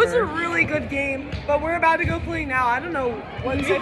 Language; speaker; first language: English; native; English